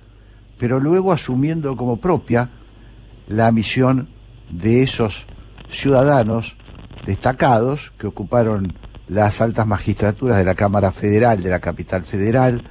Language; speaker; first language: Spanish; native; Spanish